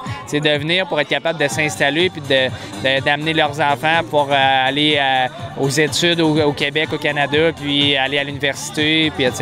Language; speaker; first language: French; native; French